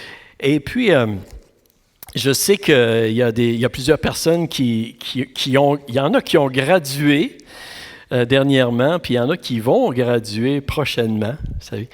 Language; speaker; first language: French; native; French